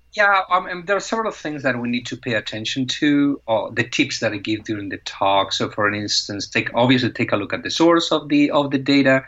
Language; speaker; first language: English; non-native, fluent; Spanish